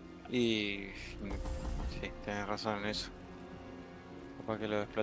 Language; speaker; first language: Spanish; native; Spanish